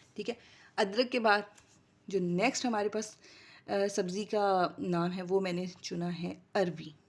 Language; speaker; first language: Urdu; native; Urdu